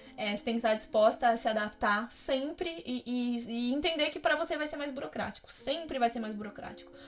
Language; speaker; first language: Portuguese; native; Portuguese